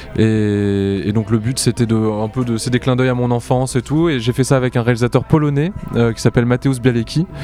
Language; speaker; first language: French; native; French